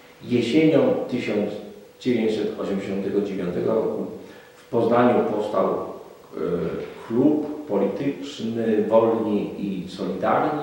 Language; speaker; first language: Polish; native; Polish